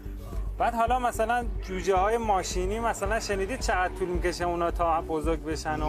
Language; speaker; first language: Persian; native; Persian